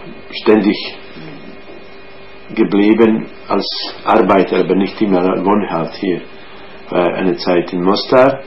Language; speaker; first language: German; non-native, fluent; Croatian